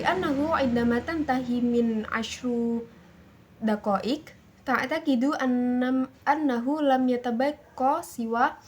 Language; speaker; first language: Arabic; non-native, learner; Indonesian